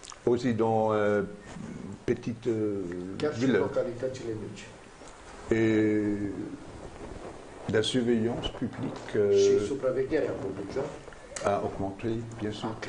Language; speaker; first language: French; non-native, learner; German